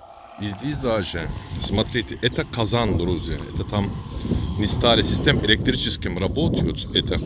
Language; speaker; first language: Russian; non-native, learner; Turkish